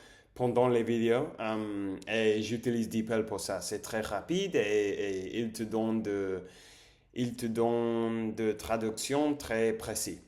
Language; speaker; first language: French; non-native, learner; English